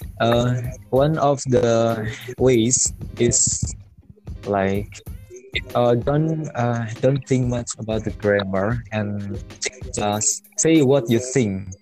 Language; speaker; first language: English; non-native, learner; Indonesian